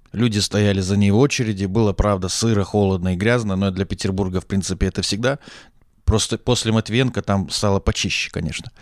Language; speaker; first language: Russian; native; Russian